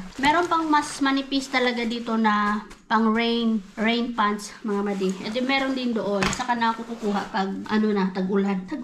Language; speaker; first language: Filipino; native; Filipino